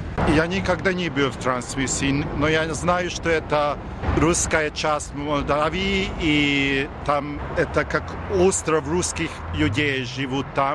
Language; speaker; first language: Russian; non-native, learner; Hungarian